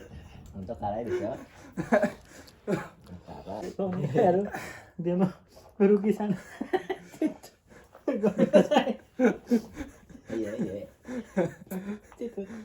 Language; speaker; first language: Japanese; non-native, learner; Nepali